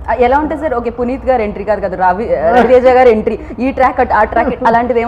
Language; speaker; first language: Telugu; native; Telugu